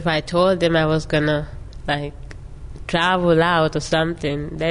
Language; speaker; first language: English; non-native, local second language; Mandingo